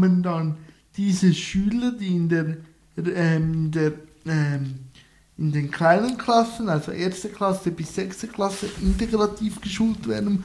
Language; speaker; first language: German; native; German